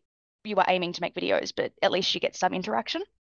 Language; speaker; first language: English; native; English